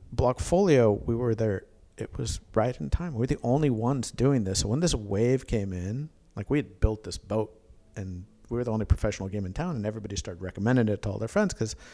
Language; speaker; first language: English; native; English